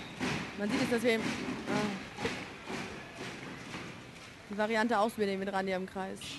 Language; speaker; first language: German; native; German